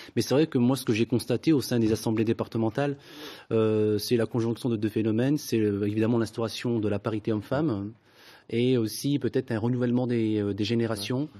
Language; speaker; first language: French; native; French